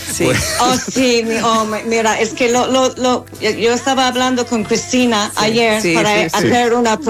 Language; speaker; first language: Spanish; non-native, learner; English